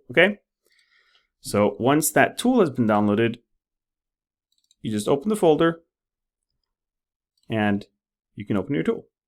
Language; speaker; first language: English; non-native, fluent; Norwegian